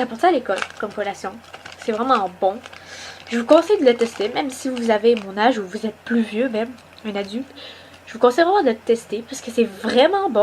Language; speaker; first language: French; native; French